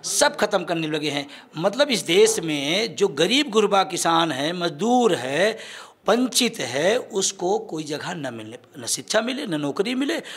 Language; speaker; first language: Hindi; native; Hindi